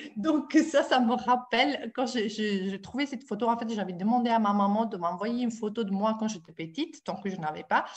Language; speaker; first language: French; non-native, fluent; Italian